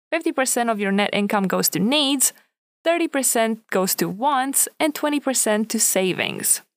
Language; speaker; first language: English; non-native, fluent; Romanian